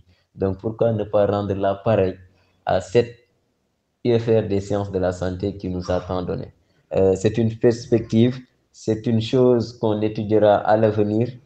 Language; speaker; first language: French; non-native, local second language; Wolof